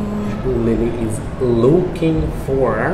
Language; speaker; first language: English; non-native, fluent; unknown